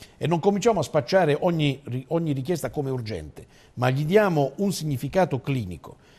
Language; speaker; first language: Italian; native; Italian